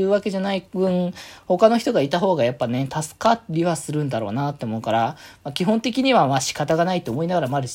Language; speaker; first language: Japanese; native; Japanese